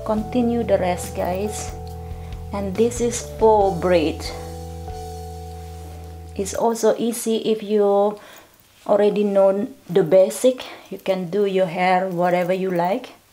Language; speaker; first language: English; non-native, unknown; Indonesian